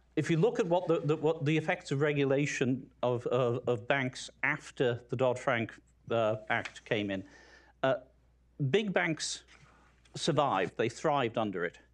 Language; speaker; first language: English; native; English